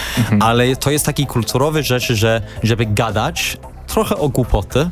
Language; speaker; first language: Polish; non-native, learner; English